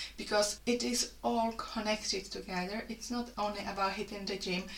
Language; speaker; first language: English; non-native, fluent; Czech